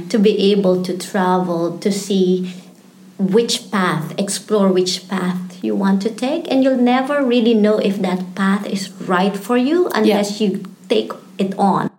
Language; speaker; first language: English; non-native, local second language; Filipino